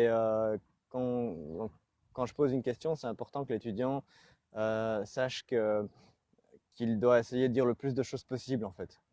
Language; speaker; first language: French; native; French